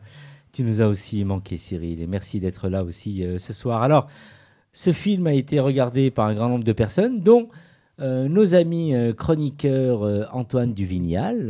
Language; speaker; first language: French; native; French